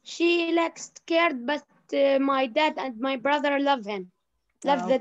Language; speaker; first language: English; non-native, learner; Arabic